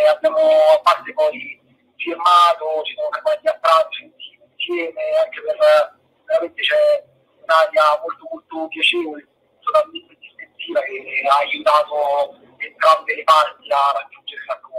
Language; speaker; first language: Italian; native; Italian